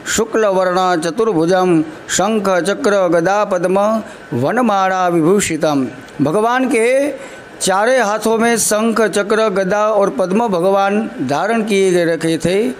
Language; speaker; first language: Hindi; non-native, local second language; Gujarati